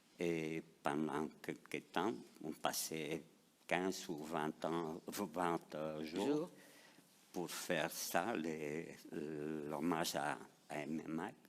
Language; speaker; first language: French; non-native, fluent; Spanish